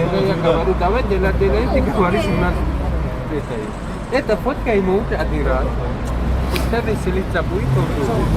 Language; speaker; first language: Russian; non-native, local second language; Tajik